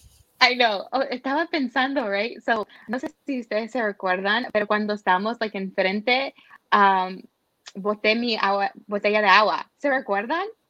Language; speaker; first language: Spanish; early bilingual, heritage; Spanish